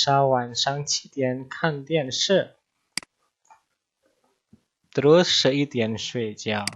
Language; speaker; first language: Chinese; non-native, fluent; Indonesian